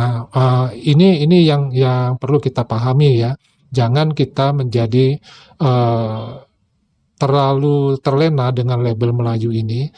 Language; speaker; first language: Indonesian; native; Indonesian